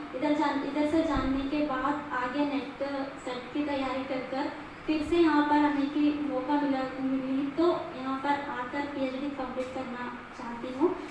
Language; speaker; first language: Hindi; non-native, local second language; Kannada